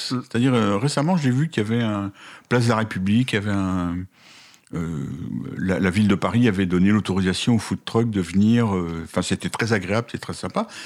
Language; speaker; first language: French; native; French